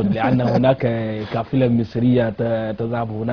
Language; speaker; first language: Arabic; non-native, fluent; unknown